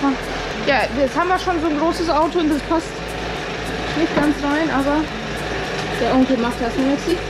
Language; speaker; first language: German; native; German